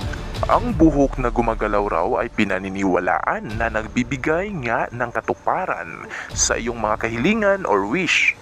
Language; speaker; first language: Filipino; native; Filipino